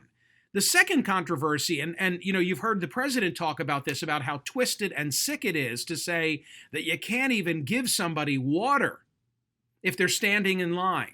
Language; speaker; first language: English; native; English